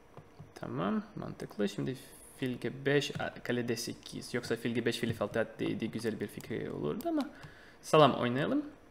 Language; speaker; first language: Turkish; non-native, fluent; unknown